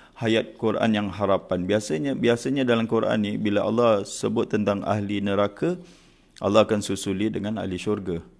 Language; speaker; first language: Malay; native; Malay